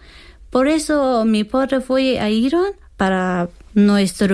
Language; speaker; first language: Spanish; non-native, learner; Persian